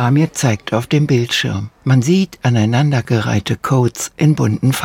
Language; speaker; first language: German; native; German